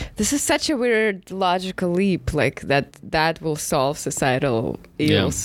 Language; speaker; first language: English; non-native, fluent; Russian